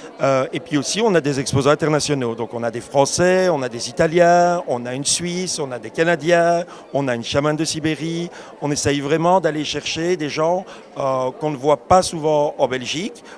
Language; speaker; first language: French; native; French